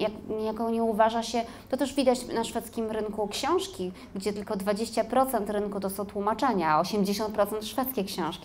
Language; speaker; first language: Polish; native; Polish